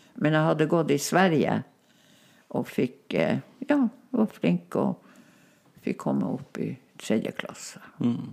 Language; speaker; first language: Norwegian; non-native, local second language; Northern Sami